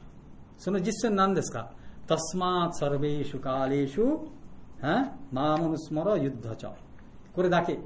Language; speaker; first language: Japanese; non-native, fluent; Bangla